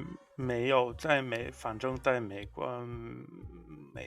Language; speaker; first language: Chinese; non-native, fluent; English